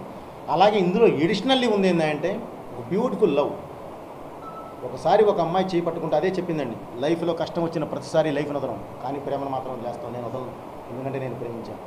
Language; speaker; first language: Telugu; native; Telugu